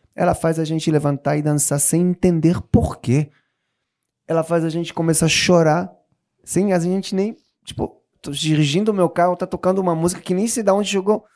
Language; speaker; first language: Portuguese; non-native, fluent; Hebrew